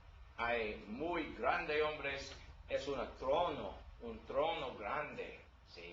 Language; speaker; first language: Spanish; non-native, learner; English